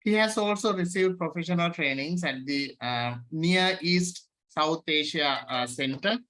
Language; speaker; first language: English; non-native, local second language; Sinhala